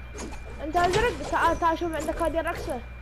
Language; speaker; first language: Arabic; native; Arabic